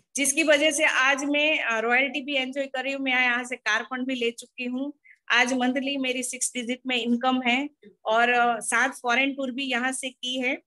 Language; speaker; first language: Hindi; non-native, local second language; Gujarati